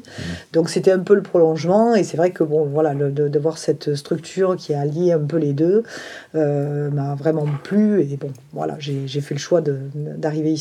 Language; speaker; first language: French; native; French